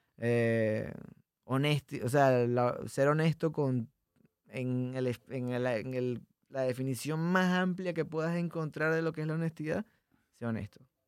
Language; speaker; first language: Spanish; native; Spanish